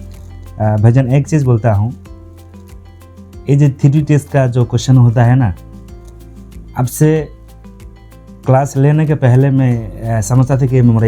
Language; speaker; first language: Hindi; non-native, fluent; Bangla